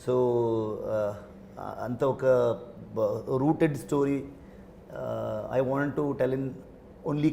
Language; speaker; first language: Telugu; non-native, learner; Kannada